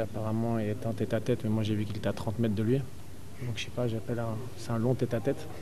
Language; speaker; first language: French; native; French